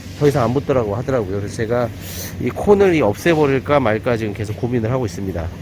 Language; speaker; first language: Korean; native; Korean